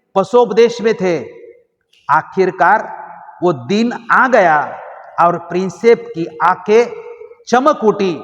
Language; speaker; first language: Hindi; non-native, local second language; Marathi